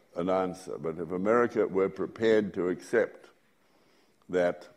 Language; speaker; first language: English; native; English